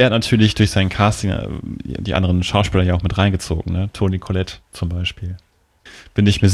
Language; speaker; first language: German; native; German